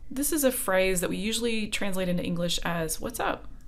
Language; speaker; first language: English; native; English